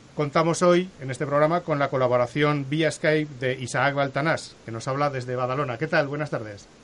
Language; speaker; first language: Spanish; native; Spanish